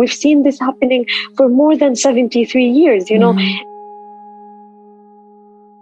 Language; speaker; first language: English; non-native, fluent; Arabic